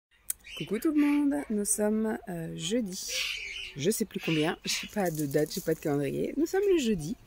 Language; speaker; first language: French; native; French